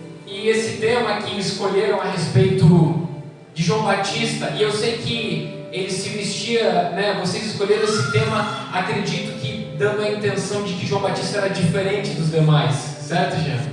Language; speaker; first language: Portuguese; native; Portuguese